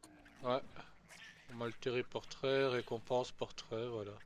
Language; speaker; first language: French; native; French